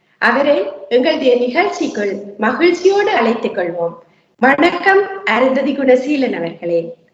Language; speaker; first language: Tamil; native; Tamil